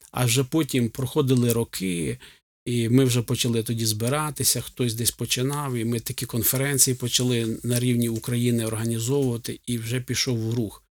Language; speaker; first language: Ukrainian; native; Ukrainian